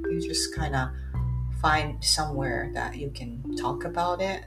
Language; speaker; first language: English; non-native, fluent; Japanese